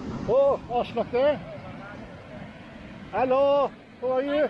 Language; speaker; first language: English; non-native, fluent; Norwegian